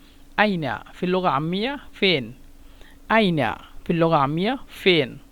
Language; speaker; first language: Arabic; non-native, fluent; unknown